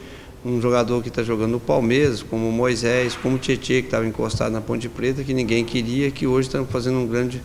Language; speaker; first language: Portuguese; native; Portuguese